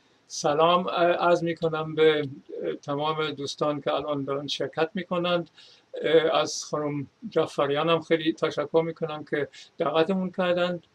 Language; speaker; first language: Persian; non-native, fluent; German